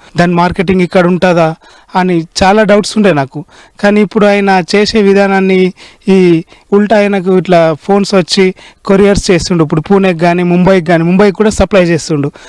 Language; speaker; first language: Telugu; native; Telugu